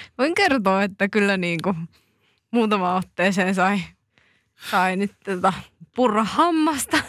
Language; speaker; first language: Finnish; native; Finnish